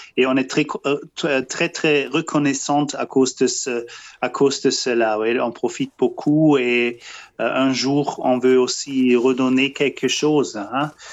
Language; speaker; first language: French; non-native, fluent; German